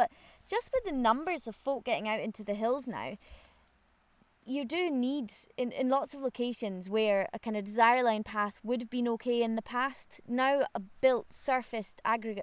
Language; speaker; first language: English; native; English